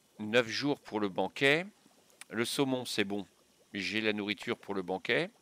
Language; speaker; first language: French; native; French